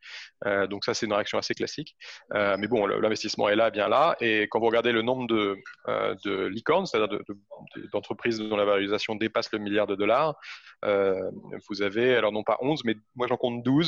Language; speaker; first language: French; native; French